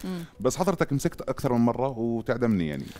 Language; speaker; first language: Arabic; native; Arabic